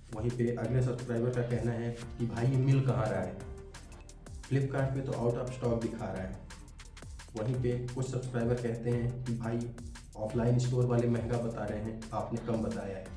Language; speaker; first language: Hindi; native; Hindi